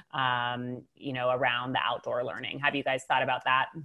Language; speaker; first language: English; native; English